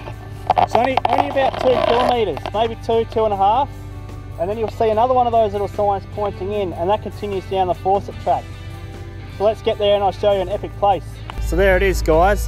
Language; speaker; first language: English; native; English